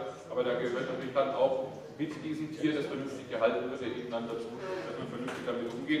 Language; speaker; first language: German; native; German